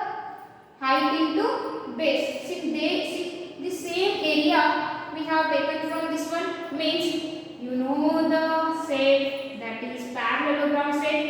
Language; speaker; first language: English; non-native, local second language; Kannada